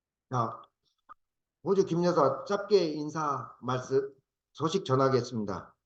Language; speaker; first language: Korean; native; Korean